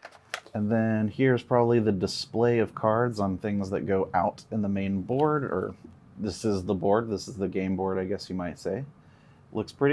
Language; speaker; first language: English; native; English